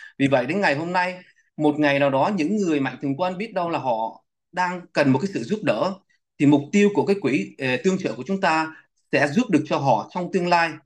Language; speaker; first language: Vietnamese; early bilingual, heritage; Vietnamese